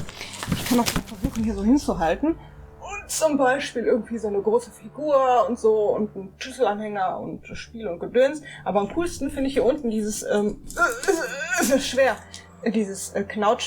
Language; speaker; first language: German; native; German